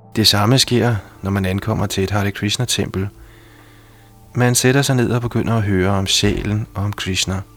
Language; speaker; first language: Danish; native; Danish